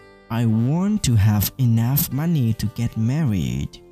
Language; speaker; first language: English; non-native, fluent; Vietnamese